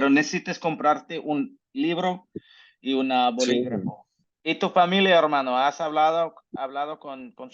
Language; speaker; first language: Spanish; non-native, learner; English